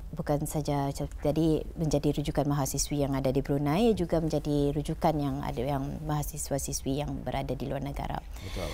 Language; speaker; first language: Malay; native; Malay